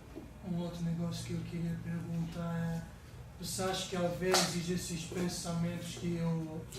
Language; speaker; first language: Portuguese; early bilingual, heritage; English